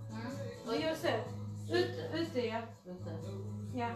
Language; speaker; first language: Swedish; non-native, learner; Cebuano